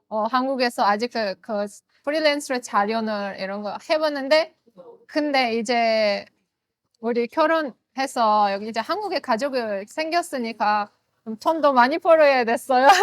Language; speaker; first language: Korean; non-native, learner; Azerbaijani